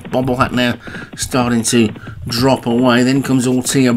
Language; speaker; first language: English; native; English